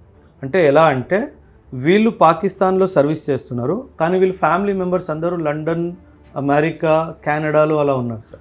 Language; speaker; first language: Telugu; non-native, local second language; Punjabi